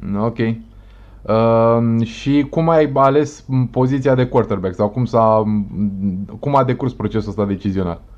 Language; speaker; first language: Romanian; native; Romanian